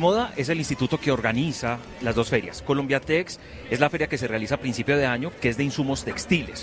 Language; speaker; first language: Spanish; native; Spanish